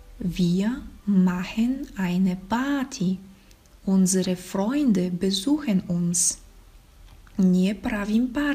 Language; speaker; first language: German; non-native, fluent; Bulgarian